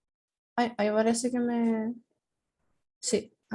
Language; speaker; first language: Spanish; native; Spanish